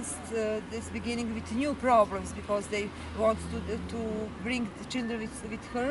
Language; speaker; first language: English; non-native, learner; Serbian